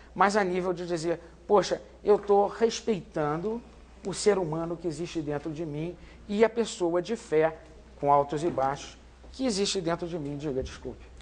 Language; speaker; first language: Portuguese; native; Portuguese